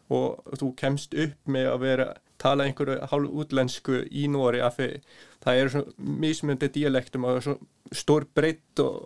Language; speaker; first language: Icelandic; non-native, fluent; Danish